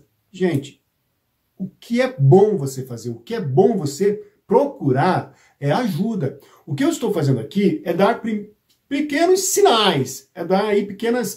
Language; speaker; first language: Portuguese; native; Portuguese